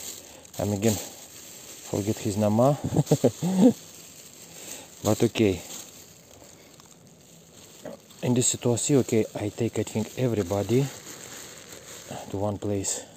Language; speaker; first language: English; non-native, learner; Russian